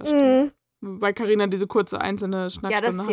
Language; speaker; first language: German; native; German